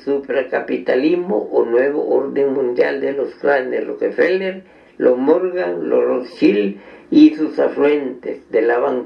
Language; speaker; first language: Spanish; native; Spanish